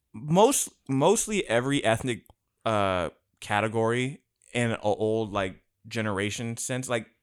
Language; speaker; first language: English; native; English